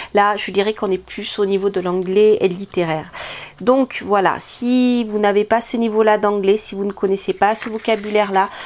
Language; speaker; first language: French; native; French